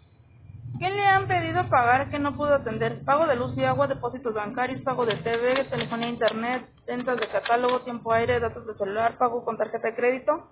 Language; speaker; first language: Spanish; native; Spanish